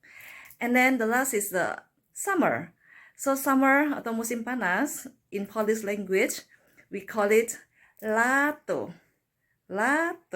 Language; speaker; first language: English; non-native, learner; Indonesian